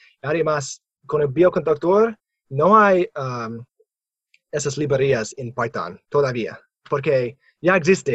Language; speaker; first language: Spanish; non-native, fluent; English